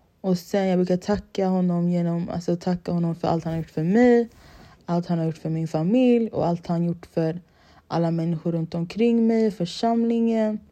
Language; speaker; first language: Swedish; early bilingual, other home language; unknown